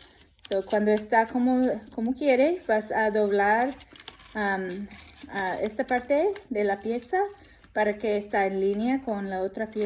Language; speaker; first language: Spanish; non-native, learner; English